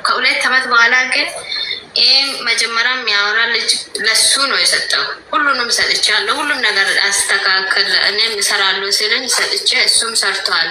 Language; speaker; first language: Amharic; non-native, local second language; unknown